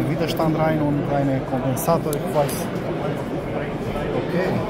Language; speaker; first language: German; non-native, learner; Romanian